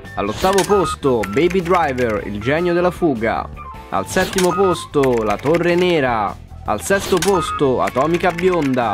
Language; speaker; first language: Italian; native; Italian